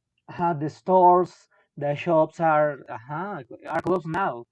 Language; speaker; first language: English; non-native, learner; Spanish